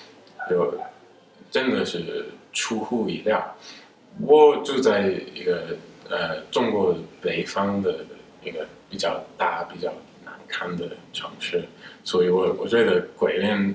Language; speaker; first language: Chinese; non-native, fluent; English